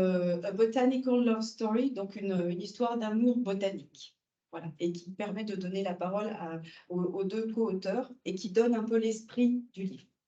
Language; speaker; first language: French; native; French